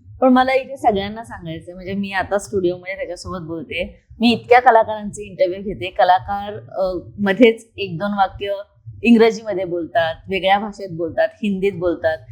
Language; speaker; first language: Marathi; native; Marathi